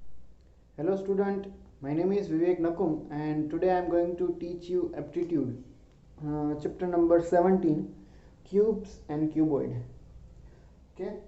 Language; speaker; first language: English; non-native, local second language; Hindi